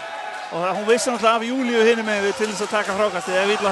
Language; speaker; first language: Icelandic; native; Icelandic